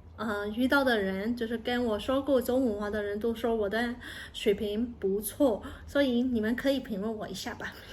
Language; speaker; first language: Chinese; non-native, fluent; Burmese